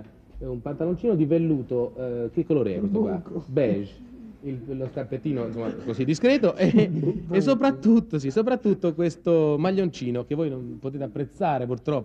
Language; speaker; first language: Italian; native; Italian